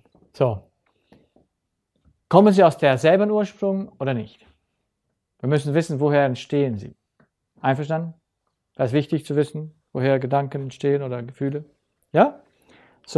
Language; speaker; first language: German; native; German